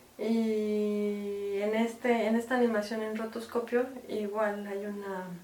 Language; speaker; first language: Spanish; native; Spanish